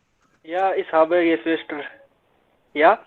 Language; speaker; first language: German; non-native, learner; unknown